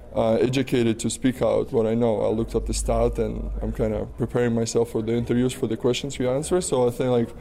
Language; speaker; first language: English; non-native, fluent; Russian